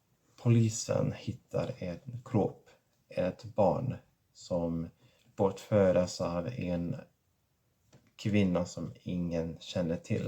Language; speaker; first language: Swedish; non-native, fluent; Catalan